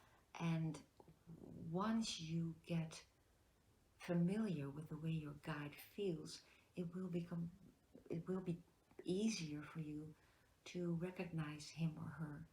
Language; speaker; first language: English; non-native, fluent; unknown